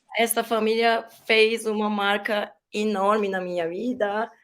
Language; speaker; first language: Portuguese; non-native, learner; Turkish